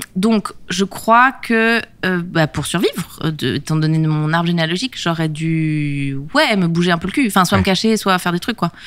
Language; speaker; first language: French; native; French